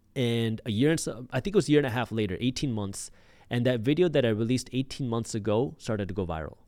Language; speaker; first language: English; early bilingual, other home language; Punjabi